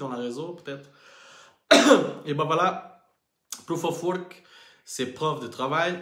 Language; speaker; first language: French; non-native, learner; Portuguese